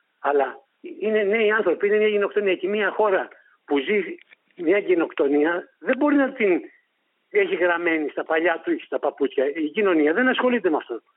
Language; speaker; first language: Greek; native; Greek